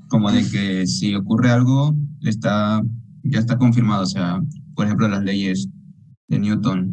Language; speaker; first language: Spanish; native; Spanish